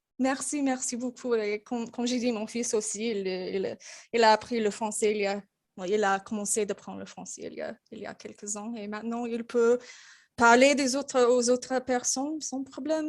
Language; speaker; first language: French; non-native, learner; English